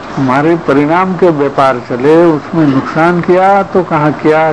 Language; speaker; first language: Hindi; non-native, local second language; Gujarati